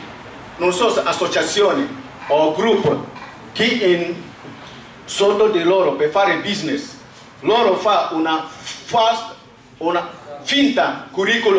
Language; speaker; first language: Italian; non-native, learner; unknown